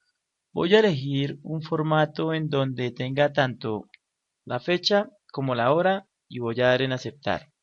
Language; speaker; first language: Spanish; native; Spanish